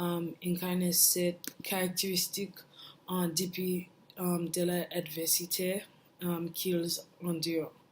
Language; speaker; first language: French; non-native, learner; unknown